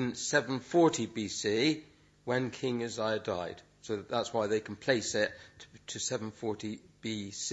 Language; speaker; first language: English; native; English